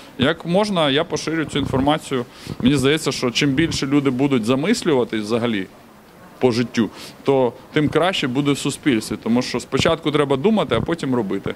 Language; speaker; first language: Ukrainian; native; Ukrainian